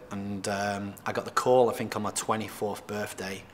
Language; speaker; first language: English; native; English